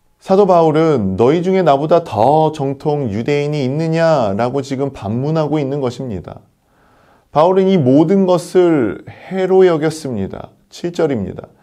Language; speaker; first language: Korean; native; Korean